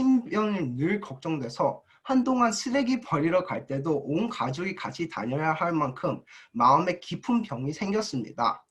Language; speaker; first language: Korean; early bilingual, heritage; Korean